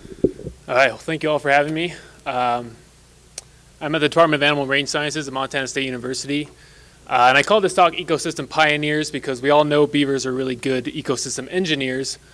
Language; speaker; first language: English; native; English